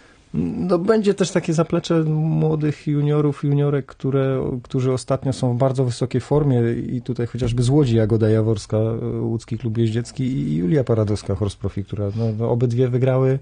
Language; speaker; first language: Polish; native; Polish